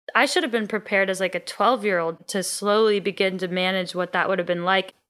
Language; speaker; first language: English; early bilingual, other home language; Greek